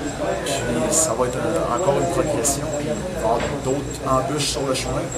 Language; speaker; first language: French; native; French